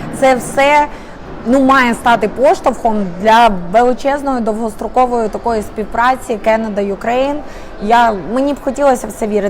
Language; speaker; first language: Ukrainian; native; Ukrainian